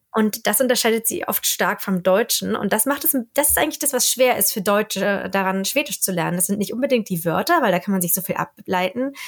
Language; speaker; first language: German; native; German